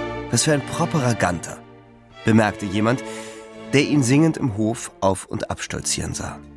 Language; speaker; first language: German; native; German